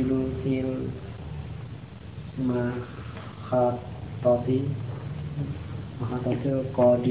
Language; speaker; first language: Arabic; non-native, learner; Indonesian